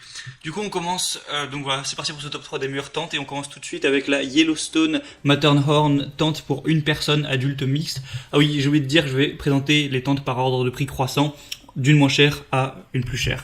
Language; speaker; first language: French; native; French